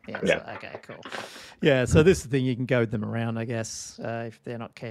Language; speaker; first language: English; native; English